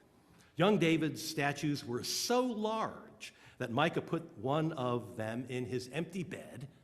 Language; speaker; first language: English; native; English